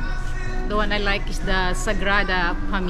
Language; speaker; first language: English; non-native, local second language; Filipino